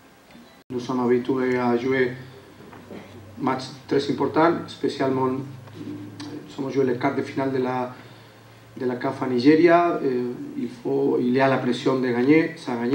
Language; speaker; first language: French; non-native, learner; Spanish